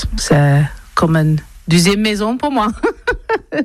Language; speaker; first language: French; non-native, learner; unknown